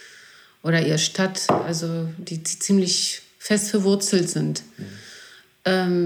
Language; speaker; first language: German; non-native, fluent; Greek